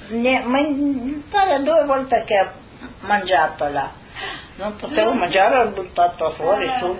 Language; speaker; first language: Italian; non-native, local second language; Slovenian